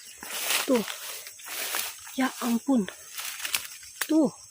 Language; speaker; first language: Indonesian; native; Indonesian